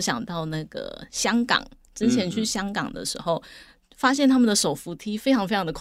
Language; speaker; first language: Chinese; native; Chinese